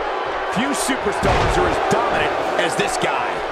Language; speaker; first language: English; native; English